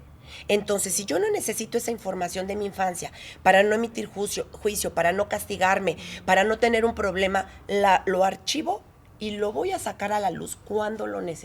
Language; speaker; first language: Spanish; native; Spanish